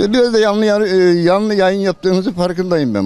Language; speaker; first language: Turkish; native; Turkish